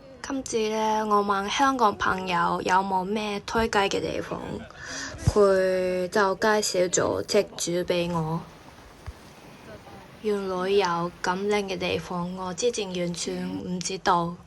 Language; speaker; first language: Cantonese; non-native, learner; Japanese